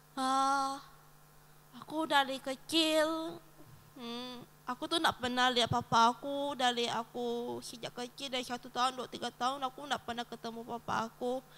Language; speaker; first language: Indonesian; early bilingual, other home language; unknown